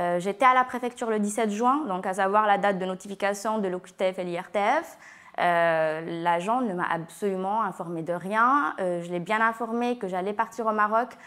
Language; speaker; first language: French; non-native, local second language; Arabic